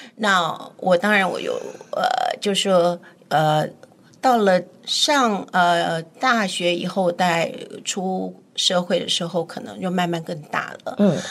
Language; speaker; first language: Chinese; native; Chinese